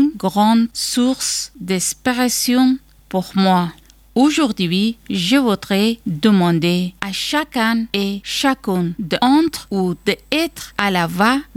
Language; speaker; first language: French; non-native, fluent; Persian